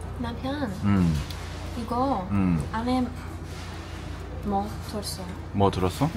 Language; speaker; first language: Korean; non-native, learner; English